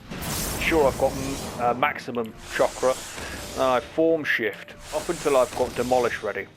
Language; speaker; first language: English; native; English